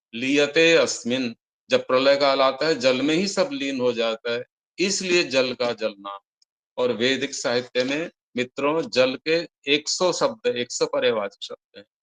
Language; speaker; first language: Hindi; non-native, local second language; Odia